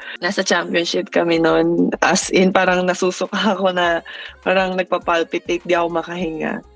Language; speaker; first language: Filipino; native; Filipino